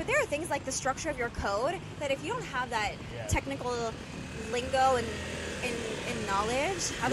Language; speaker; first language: English; native; English